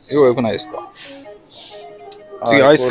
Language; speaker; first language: Japanese; native; Japanese